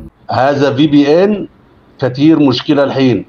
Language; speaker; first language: Arabic; non-native, learner; Bangla